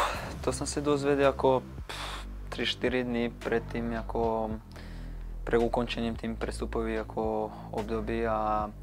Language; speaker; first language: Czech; non-native, fluent; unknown